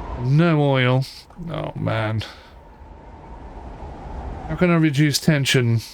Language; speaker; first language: English; native; English